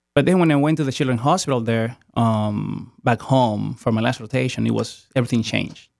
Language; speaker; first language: English; non-native, fluent; Spanish